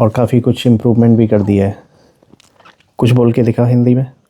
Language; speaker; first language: Hindi; native; Hindi